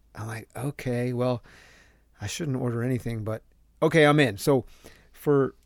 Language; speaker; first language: English; native; English